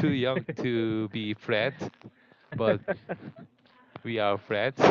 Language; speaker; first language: English; non-native, learner; Korean